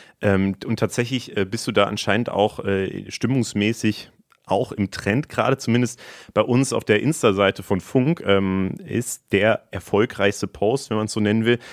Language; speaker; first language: German; native; German